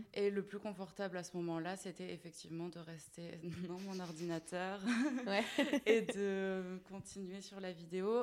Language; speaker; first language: French; native; French